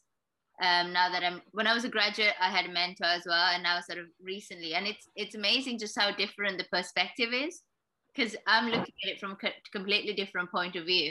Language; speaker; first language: English; non-native, local second language; Sinhala